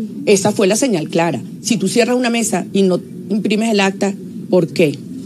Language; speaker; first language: Spanish; native; Spanish